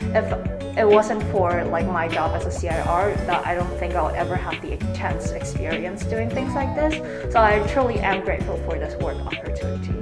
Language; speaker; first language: English; native; English